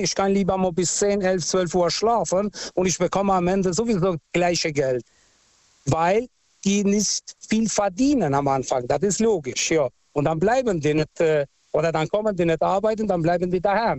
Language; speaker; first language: German; non-native, fluent; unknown